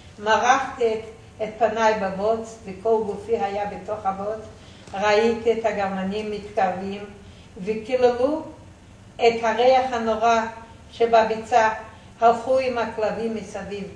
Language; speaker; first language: Hebrew; non-native, fluent; Yiddish